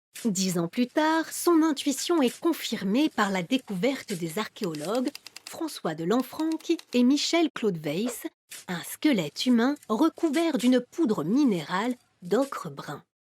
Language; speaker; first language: French; native; French